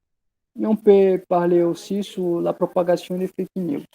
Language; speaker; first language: French; non-native, learner; Portuguese